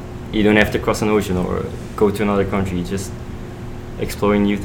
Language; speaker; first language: English; non-native, fluent; Dutch